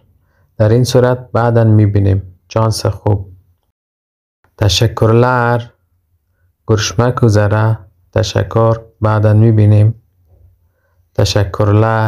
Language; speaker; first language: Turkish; non-native, fluent; Persian